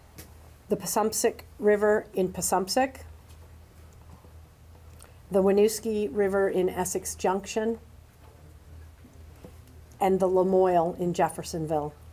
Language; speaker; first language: English; native; English